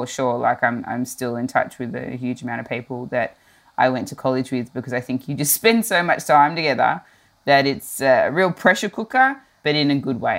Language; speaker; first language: English; native; English